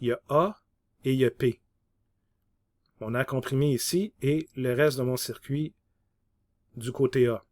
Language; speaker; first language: French; native; French